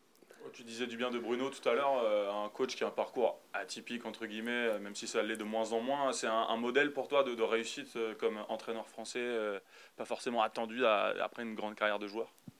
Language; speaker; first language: French; native; French